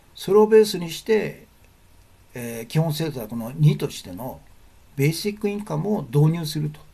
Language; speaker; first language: Japanese; native; Japanese